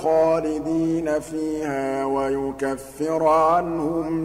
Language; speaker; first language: Arabic; native; Arabic